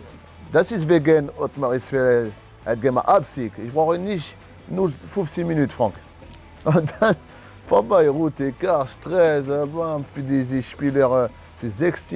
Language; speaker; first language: German; non-native, learner; French